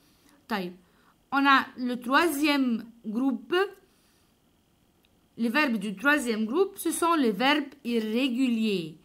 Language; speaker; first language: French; non-native, fluent; Arabic